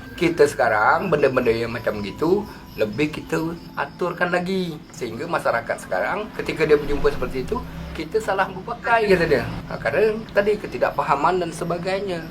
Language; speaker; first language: Malay; native; Malay